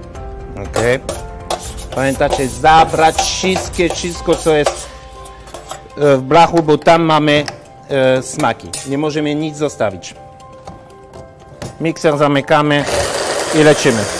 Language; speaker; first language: Polish; non-native, learner; French